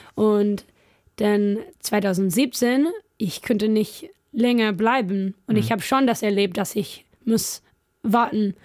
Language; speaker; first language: German; non-native, fluent; English